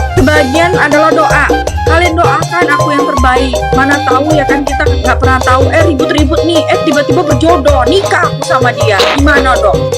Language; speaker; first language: Indonesian; native; Indonesian